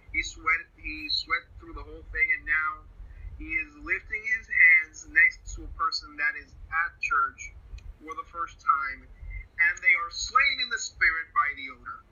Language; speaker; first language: English; non-native, fluent; Spanish